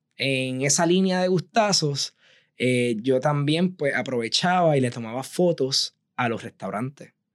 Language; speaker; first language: Spanish; native; Spanish